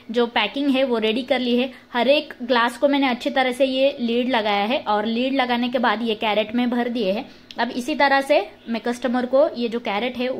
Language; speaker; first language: Hindi; non-native, local second language; Marathi